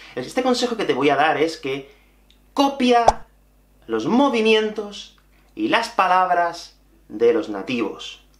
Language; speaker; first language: Spanish; native; Spanish